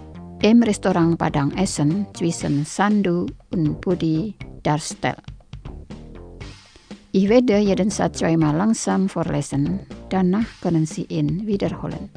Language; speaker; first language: German; non-native, fluent; Indonesian